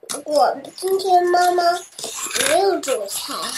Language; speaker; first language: Chinese; early bilingual, heritage; Chinese